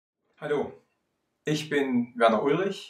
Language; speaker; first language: German; native; German